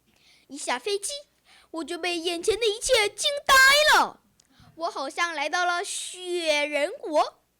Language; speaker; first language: Chinese; early bilingual, heritage; Chinese